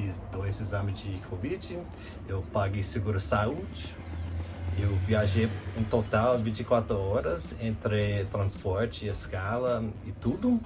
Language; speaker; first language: Portuguese; non-native, fluent; English